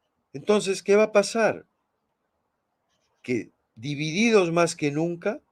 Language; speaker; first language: Spanish; native; Spanish